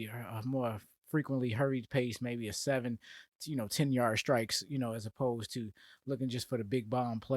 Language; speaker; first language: English; native; English